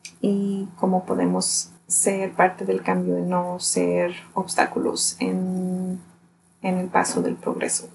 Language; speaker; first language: Spanish; early bilingual, heritage; Spanish